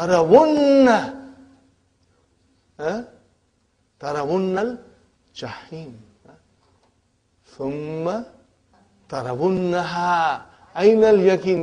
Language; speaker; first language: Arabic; non-native, fluent; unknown